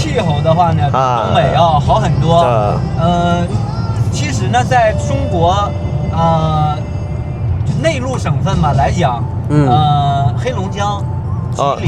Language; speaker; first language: Chinese; native; Chinese